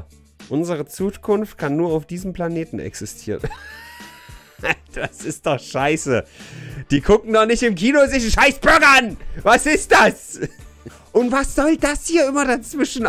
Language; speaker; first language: German; native; German